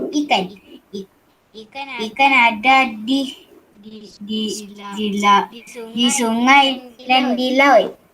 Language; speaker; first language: Malay; native; Malay